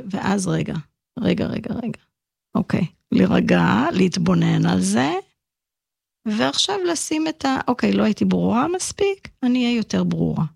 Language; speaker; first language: Hebrew; early bilingual, other home language; English